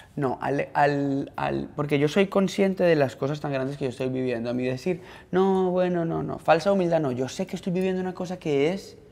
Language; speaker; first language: Spanish; native; Spanish